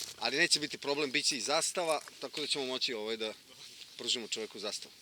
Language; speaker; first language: Bosnian; native; Bosnian